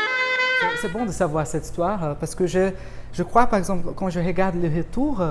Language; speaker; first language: French; non-native, fluent; Portuguese